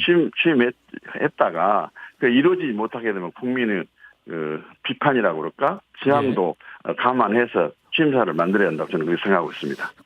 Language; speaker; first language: Korean; native; Korean